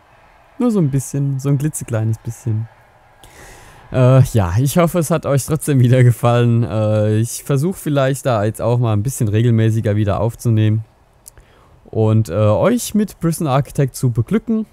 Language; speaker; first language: German; native; German